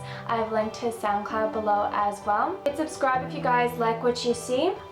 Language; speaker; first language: English; native; English